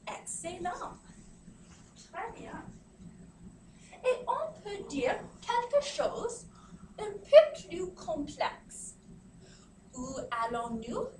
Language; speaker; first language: French; non-native, fluent; English